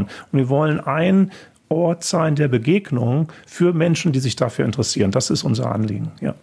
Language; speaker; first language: German; native; German